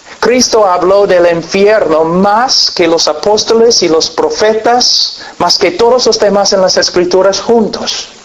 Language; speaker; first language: Spanish; non-native, fluent; English